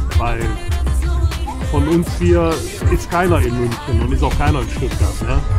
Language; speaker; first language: German; native; German